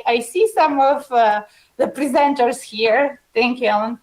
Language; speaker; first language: English; non-native, fluent; Bulgarian